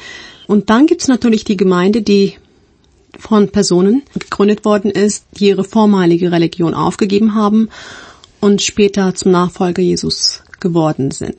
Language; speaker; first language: German; non-native, fluent; Turkish